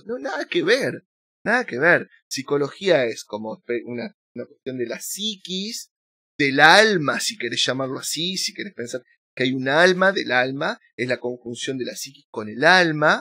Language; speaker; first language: Spanish; native; Spanish